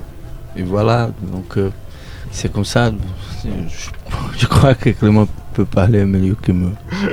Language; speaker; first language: French; non-native, learner; Portuguese